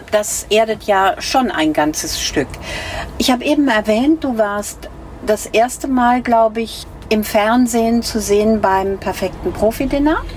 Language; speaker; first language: German; native; German